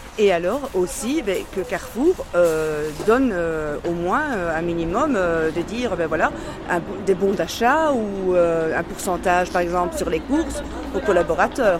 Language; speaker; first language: French; native; French